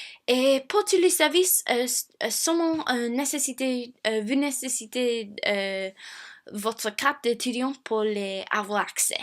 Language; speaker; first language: French; non-native, fluent; English